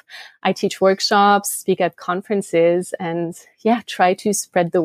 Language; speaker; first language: English; non-native, fluent; French